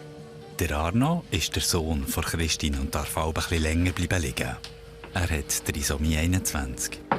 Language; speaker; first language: German; native; German